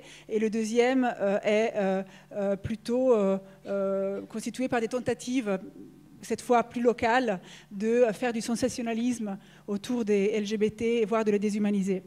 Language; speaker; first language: French; native; French